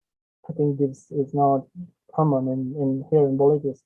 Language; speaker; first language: English; non-native, learner; Spanish